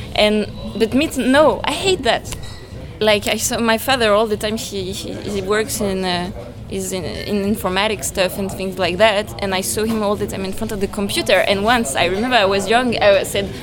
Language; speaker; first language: English; non-native, fluent; French